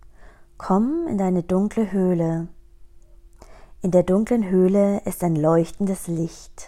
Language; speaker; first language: German; native; German